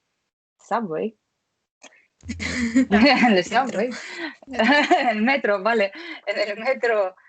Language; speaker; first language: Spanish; non-native, learner; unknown